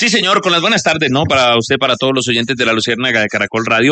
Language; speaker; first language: Spanish; native; Spanish